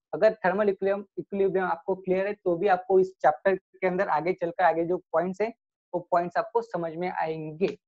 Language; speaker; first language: Hindi; native; Hindi